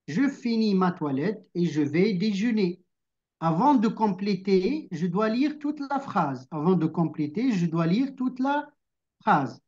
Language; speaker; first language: French; non-native, local second language; Arabic